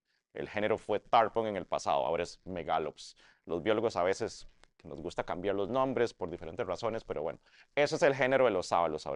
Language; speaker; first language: Spanish; native; Spanish